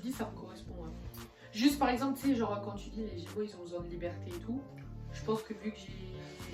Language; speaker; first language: French; native; French